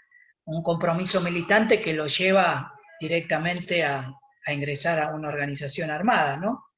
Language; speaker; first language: Spanish; native; Spanish